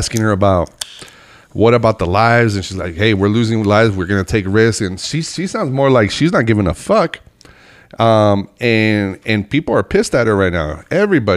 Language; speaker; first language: English; early bilingual, other home language; Spanish